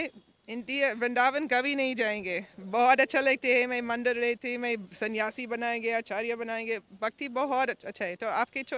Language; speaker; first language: Hindi; non-native, learner; English